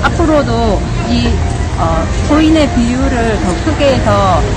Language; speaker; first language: Korean; native; Korean